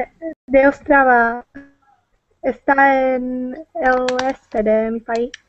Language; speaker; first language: Spanish; non-native, learner; Czech